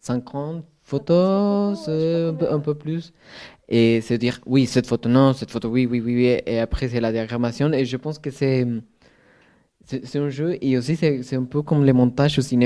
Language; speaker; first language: French; non-native, fluent; Spanish